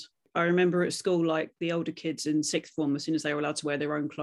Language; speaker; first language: English; native; English